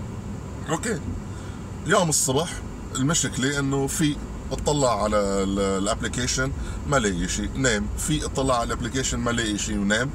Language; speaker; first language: Arabic; native; Arabic